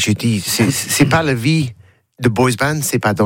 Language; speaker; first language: French; non-native, learner; English